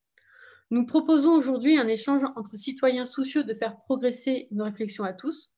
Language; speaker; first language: French; native; French